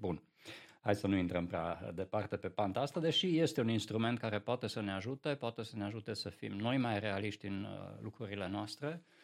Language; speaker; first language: Romanian; non-native, local second language; Hungarian